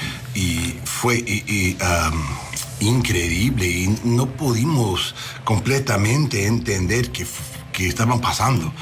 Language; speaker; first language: Spanish; non-native, learner; English